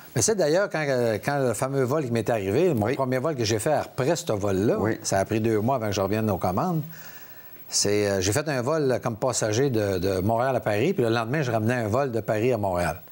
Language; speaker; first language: French; native; French